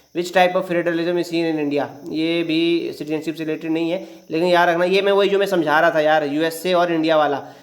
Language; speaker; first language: Hindi; native; Hindi